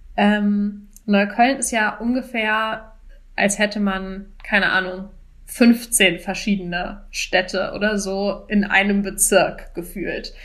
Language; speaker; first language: German; native; German